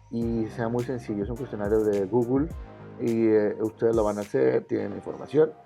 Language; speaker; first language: Spanish; native; Spanish